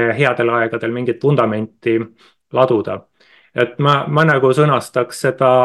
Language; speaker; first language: Estonian; native; Estonian